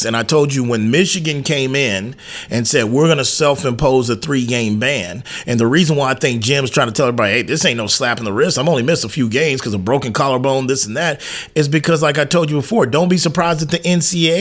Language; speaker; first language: English; native; English